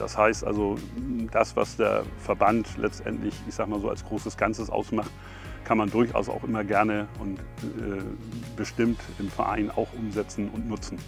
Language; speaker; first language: German; native; German